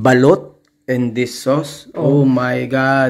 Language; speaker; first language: English; non-native, local second language; Filipino